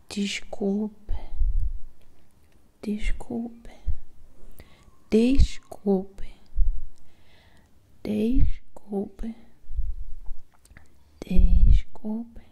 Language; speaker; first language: Portuguese; non-native, learner; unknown